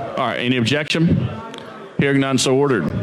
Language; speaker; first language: English; native; English